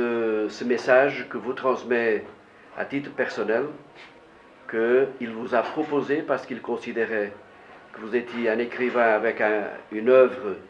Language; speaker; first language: French; non-native, fluent; Portuguese